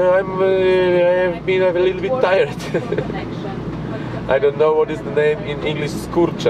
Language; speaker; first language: English; non-native, learner; Polish